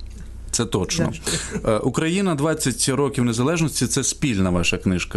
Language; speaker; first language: Ukrainian; native; Ukrainian